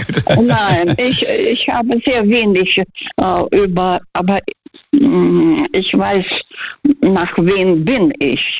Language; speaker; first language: German; non-native, local second language; Russian